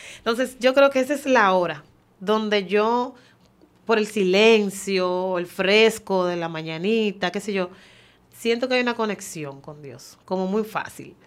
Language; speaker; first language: Spanish; native; Spanish